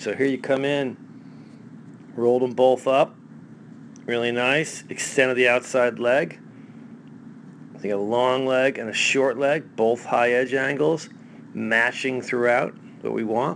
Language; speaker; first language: English; native; English